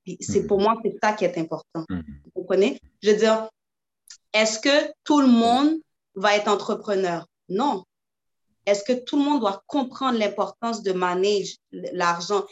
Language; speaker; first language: French; early bilingual, other home language; Haitian Creole